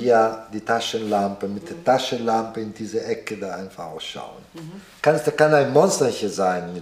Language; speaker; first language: German; non-native, fluent; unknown